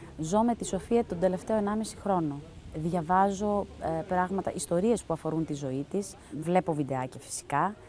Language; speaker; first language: Greek; early bilingual, heritage; Greek